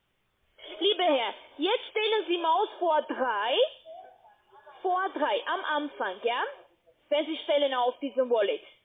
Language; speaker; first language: German; non-native, learner; Russian